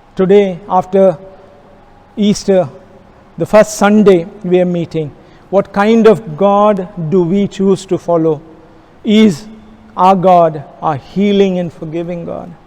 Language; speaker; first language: English; non-native, local second language; Kannada